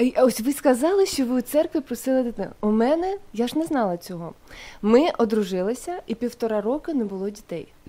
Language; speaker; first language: Ukrainian; non-native, local second language; Russian